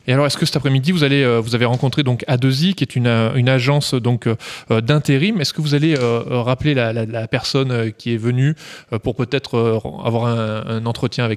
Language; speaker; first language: French; native; French